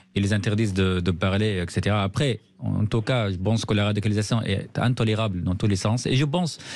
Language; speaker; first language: French; non-native, fluent; Arabic